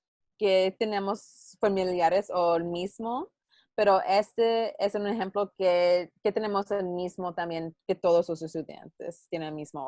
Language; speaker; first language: Spanish; non-native, learner; English